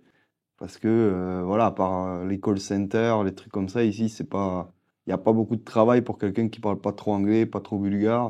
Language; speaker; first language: French; native; French